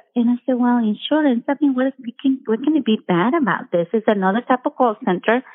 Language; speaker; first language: English; non-native, fluent; Spanish